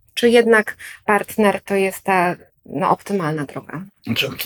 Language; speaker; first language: Polish; native; Polish